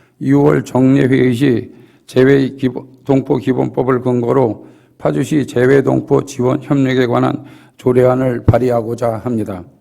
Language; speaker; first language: Korean; native; Korean